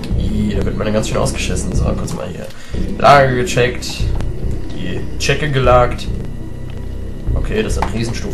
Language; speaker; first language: German; native; German